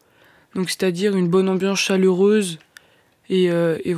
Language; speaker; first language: French; native; French